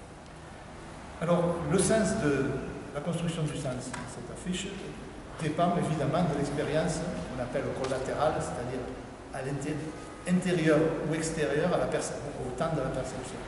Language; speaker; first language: French; native; French